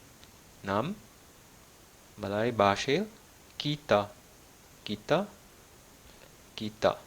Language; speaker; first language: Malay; non-native, fluent; Malayalam